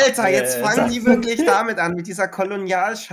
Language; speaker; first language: German; native; German